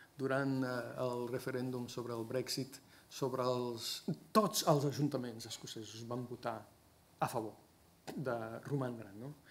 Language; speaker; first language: Catalan; non-native, fluent; English